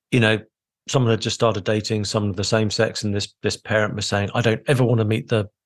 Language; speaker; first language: English; native; English